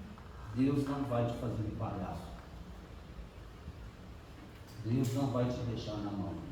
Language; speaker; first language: Portuguese; native; Portuguese